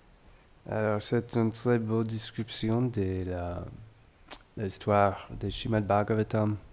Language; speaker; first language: French; non-native, fluent; English